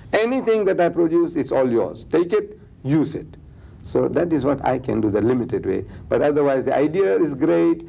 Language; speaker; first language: English; early bilingual, other home language; Gujarati